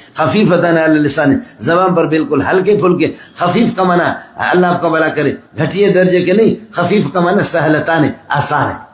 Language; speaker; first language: Urdu; non-native, local second language; Baluchi